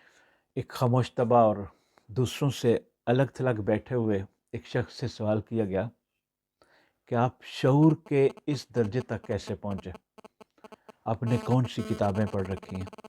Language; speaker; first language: Urdu; native; Urdu